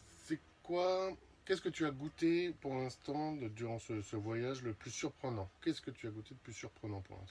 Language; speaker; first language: French; native; French